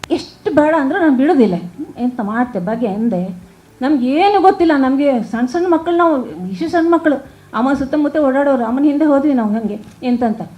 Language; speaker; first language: Kannada; native; Kannada